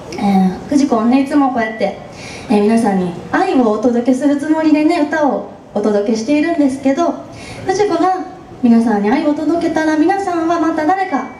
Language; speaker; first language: Japanese; native; Japanese